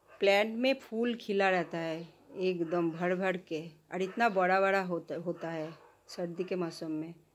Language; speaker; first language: Hindi; non-native, local second language; Bangla